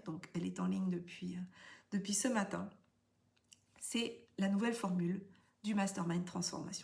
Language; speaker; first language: French; native; French